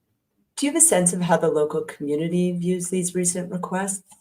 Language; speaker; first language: English; native; English